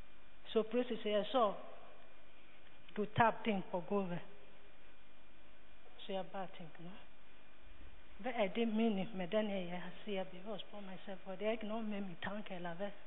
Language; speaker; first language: Danish; non-native, learner; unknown